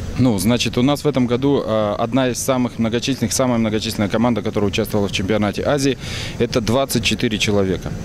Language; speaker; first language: Russian; native; Russian